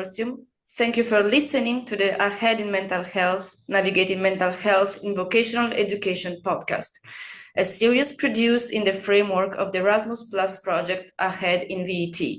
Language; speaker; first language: English; non-native, fluent; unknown